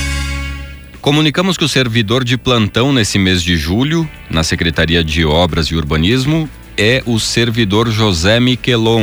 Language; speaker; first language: Portuguese; native; Portuguese